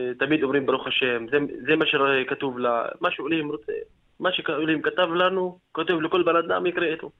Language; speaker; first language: Hebrew; non-native, local second language; Arabic